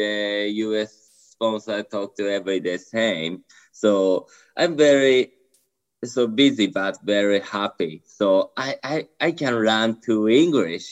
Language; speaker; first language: English; non-native, learner; Japanese